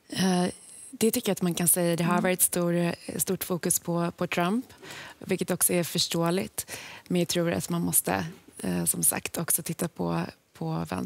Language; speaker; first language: Swedish; native; Swedish